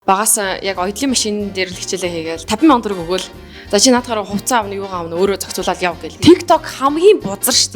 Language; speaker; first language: Mongolian; native; Mongolian